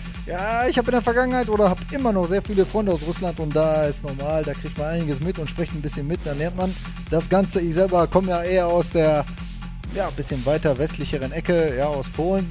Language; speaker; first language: German; native; German